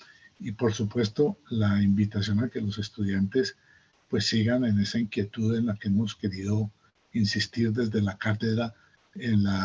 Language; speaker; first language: Spanish; native; Spanish